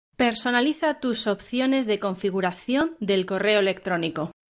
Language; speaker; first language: Spanish; native; Spanish